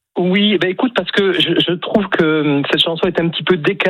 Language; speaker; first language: French; native; French